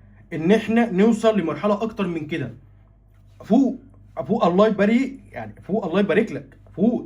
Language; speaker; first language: Arabic; native; Arabic